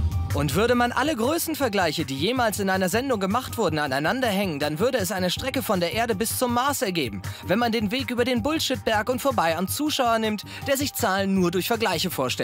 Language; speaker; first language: German; native; German